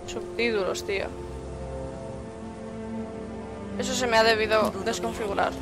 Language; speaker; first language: Spanish; native; Spanish